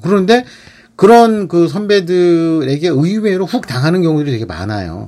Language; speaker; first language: Korean; native; Korean